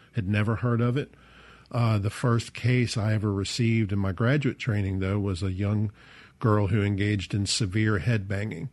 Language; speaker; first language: English; native; English